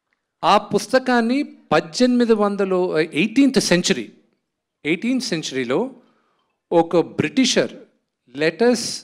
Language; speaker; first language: Telugu; native; Telugu